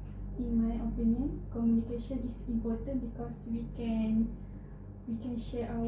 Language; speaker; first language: English; non-native, learner; Malay